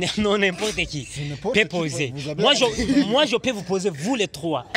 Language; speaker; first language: French; non-native, local second language; Rundi